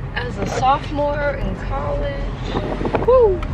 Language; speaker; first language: English; native; English